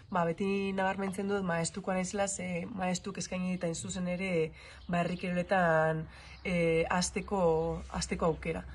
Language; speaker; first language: Basque; non-native, local second language; Spanish